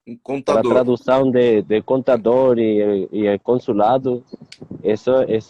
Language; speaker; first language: Portuguese; non-native, learner; Spanish